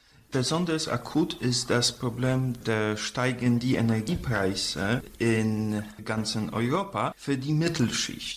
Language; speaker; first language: German; non-native, fluent; Polish